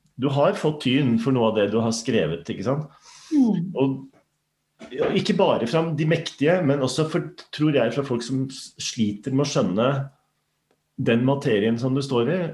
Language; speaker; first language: Norwegian; native; Norwegian